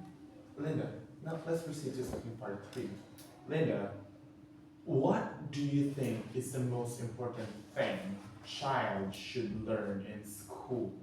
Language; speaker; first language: English; non-native, fluent; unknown